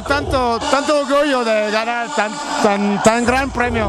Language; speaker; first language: Spanish; non-native, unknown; English